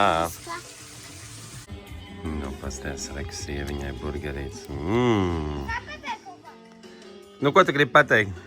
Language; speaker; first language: Latvian; native; Latvian